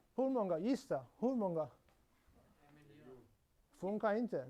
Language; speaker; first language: Swedish; non-native, learner; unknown